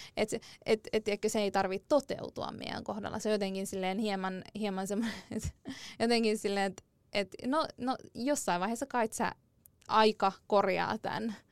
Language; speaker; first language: Finnish; early bilingual, other home language; Arabic